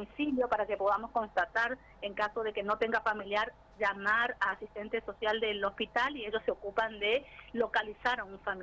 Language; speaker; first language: Spanish; native; Spanish